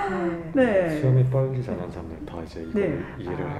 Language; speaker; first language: Korean; native; Korean